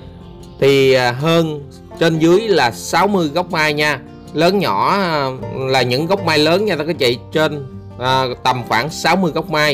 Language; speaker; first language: Vietnamese; native; Vietnamese